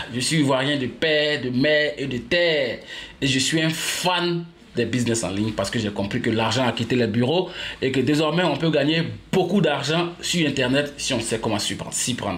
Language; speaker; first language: French; native; French